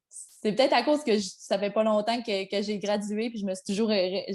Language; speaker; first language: French; native; French